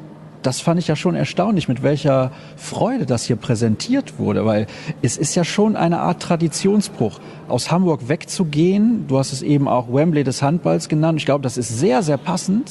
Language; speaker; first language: German; native; German